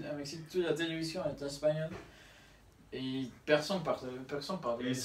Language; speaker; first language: French; non-native, learner; Spanish